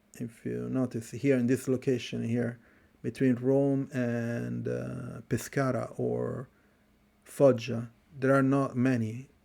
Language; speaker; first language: English; non-native, fluent; Italian